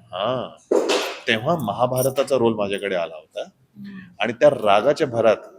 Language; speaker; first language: Marathi; non-native, fluent; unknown